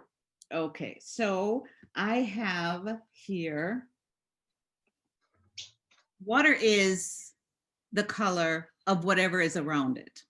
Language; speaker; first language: English; native; English